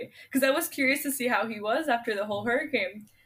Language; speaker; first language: English; native; English